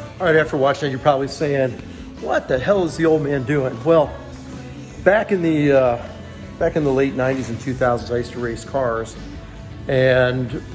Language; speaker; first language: English; native; English